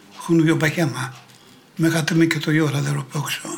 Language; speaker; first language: Swedish; non-native, learner; Greek